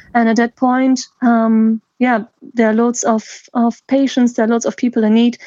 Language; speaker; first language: English; non-native, fluent; German